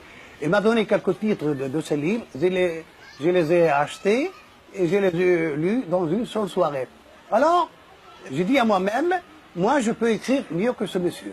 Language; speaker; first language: French; non-native, fluent; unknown